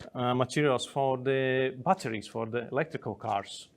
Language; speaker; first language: English; non-native, fluent; Latvian